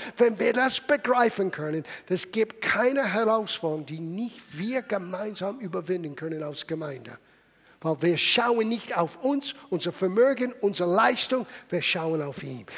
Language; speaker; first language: German; non-native, fluent; English